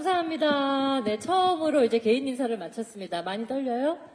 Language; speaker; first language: Korean; native; Korean